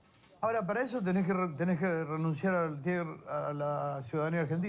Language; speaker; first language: Spanish; native; Spanish